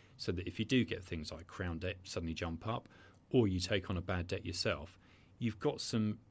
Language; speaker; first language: English; native; English